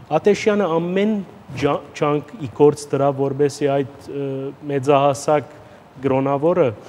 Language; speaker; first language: Armenian; early bilingual, heritage; Armenian